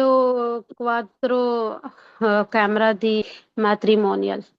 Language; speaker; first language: Italian; non-native, learner; Urdu